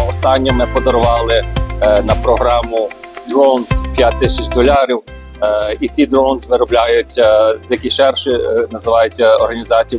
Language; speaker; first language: Ukrainian; early bilingual, heritage; Ukrainian